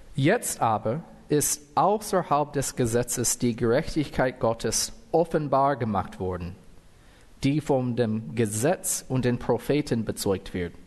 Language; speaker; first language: German; non-native, fluent; English